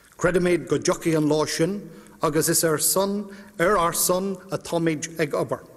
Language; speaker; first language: Irish; non-native, local second language; English